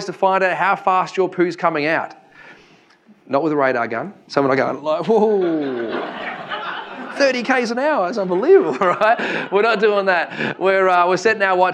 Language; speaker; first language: English; native; English